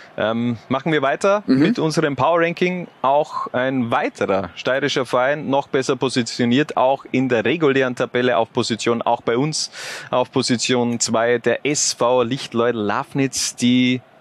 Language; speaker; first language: German; native; German